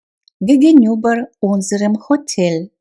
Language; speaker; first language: German; non-native, fluent; Russian